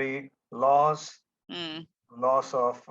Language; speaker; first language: English; non-native, local second language; Hindi